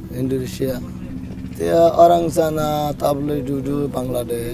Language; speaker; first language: Indonesian; non-native, learner; Rohingya